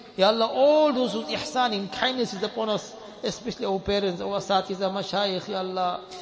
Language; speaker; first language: English; native; English